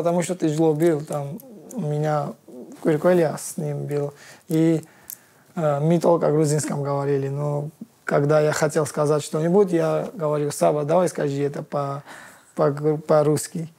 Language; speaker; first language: Russian; non-native, learner; Georgian